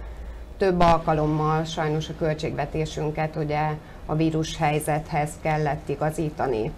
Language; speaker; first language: Hungarian; native; Hungarian